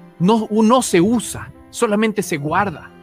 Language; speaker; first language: Spanish; native; Spanish